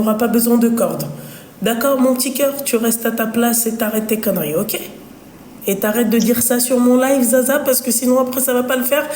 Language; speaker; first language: French; native; French